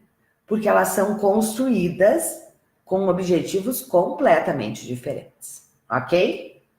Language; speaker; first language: Portuguese; native; Portuguese